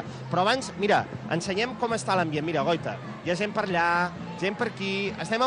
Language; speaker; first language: Catalan; native; Catalan